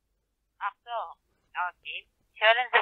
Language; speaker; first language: German; non-native, learner; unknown